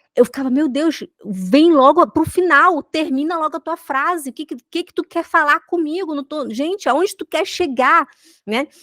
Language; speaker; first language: Portuguese; native; Portuguese